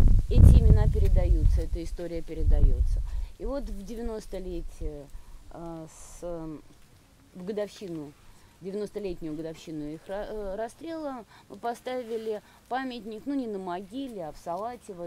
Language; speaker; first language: Russian; native; Russian